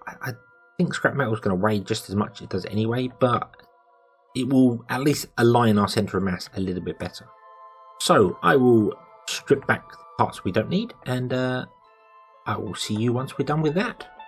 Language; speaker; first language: English; native; English